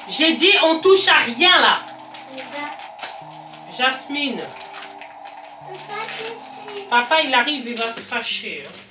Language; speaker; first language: French; native; French